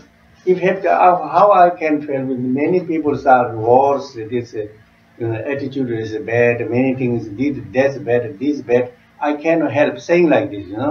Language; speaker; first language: English; non-native, learner; Tibetan